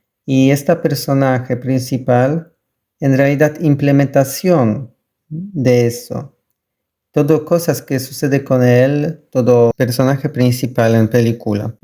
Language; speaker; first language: Spanish; non-native, learner; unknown